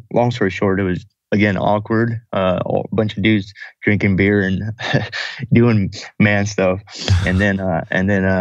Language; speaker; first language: English; early bilingual, other home language; Russian